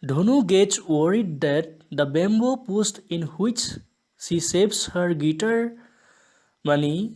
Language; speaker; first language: English; non-native, local second language; Assamese